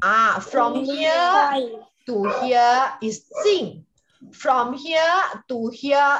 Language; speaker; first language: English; non-native, local second language; Chinese